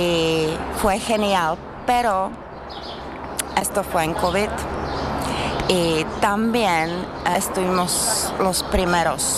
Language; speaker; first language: Spanish; non-native, learner; Czech